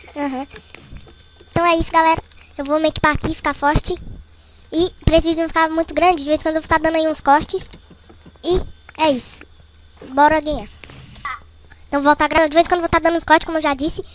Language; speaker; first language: Portuguese; native; Portuguese